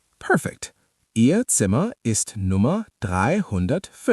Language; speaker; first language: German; non-native, learner; English